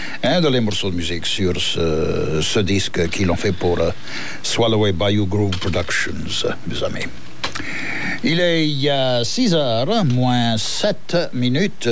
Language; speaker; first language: French; native; French